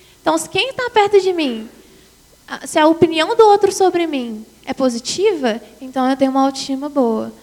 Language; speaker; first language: Portuguese; native; Portuguese